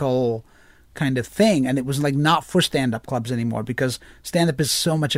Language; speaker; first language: English; native; English